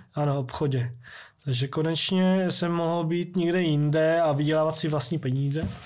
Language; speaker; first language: Czech; early bilingual, other home language; Vietnamese